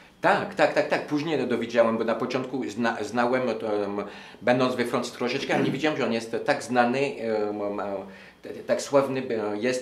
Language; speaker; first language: Polish; non-native, learner; French